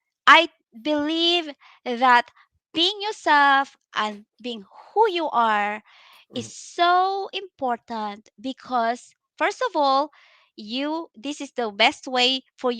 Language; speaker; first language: English; non-native, local second language; Filipino